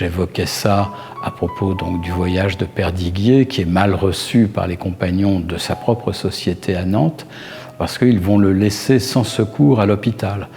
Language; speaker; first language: French; native; French